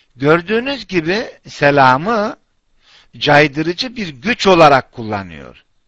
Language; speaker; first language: Turkish; non-native, fluent; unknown